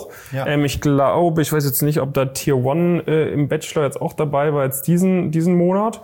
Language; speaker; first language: German; native; German